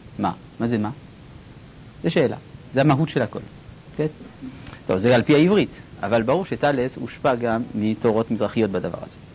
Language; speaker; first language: Hebrew; non-native, fluent; French